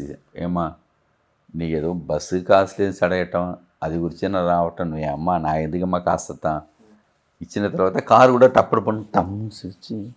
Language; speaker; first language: Telugu; non-native, learner; Tamil